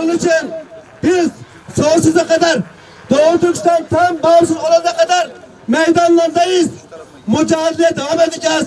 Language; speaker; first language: Turkish; non-native, fluent; Uyghur